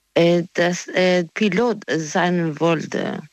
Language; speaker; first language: German; non-native, fluent; Spanish